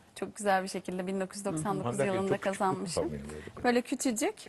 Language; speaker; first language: Turkish; native; Turkish